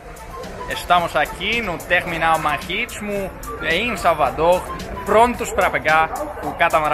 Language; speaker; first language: Portuguese; non-native, fluent; Greek